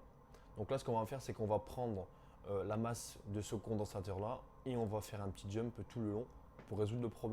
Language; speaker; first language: French; native; French